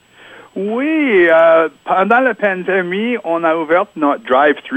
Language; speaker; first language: French; non-native, local second language; English